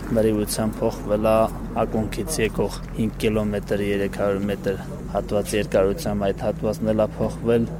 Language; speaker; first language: Armenian; native; Armenian